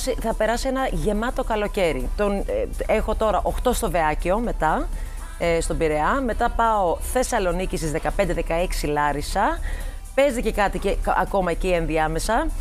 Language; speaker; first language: Greek; early bilingual, heritage; Greek